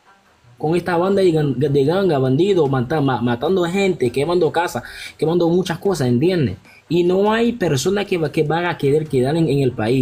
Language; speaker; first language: Spanish; non-native, local second language; Haitian Creole